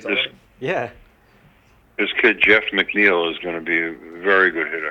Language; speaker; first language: English; native; English